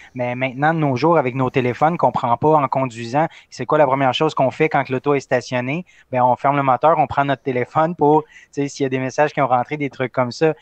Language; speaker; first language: French; native; French